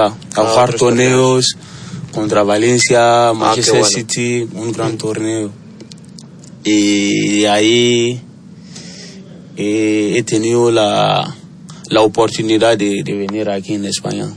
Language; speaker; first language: Spanish; non-native, learner; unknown